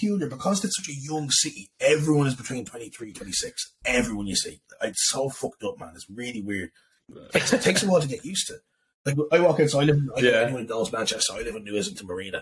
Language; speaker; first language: English; native; English